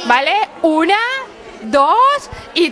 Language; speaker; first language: Spanish; native; Spanish